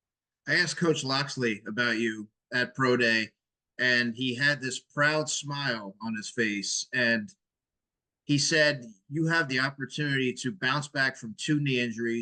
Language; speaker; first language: English; native; English